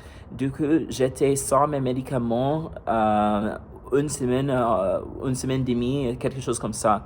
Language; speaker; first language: French; non-native, fluent; English